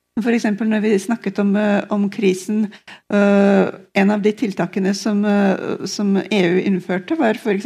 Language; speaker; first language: Norwegian; non-native, fluent; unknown